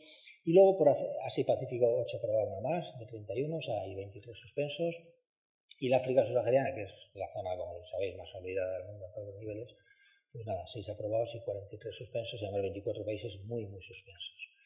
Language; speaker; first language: Spanish; native; Spanish